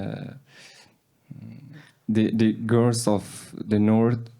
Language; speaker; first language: English; non-native, learner; Persian